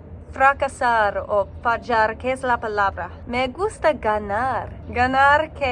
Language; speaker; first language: Spanish; non-native, learner; English